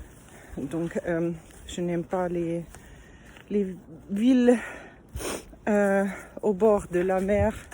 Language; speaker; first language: French; non-native, fluent; German